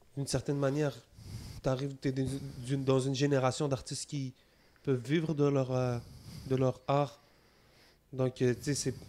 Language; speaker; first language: French; native; French